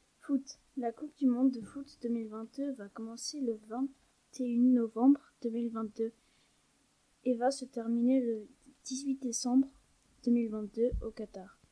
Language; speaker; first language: French; non-native, learner; German